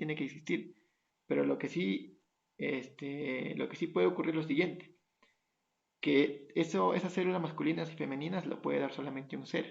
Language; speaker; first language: Spanish; native; Spanish